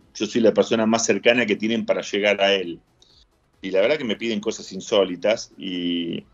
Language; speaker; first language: Spanish; native; Spanish